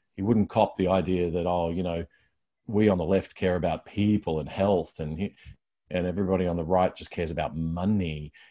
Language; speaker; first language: English; native; English